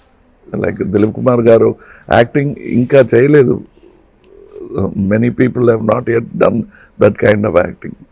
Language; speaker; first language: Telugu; non-native, local second language; Tamil